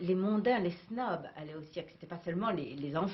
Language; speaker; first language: French; native; French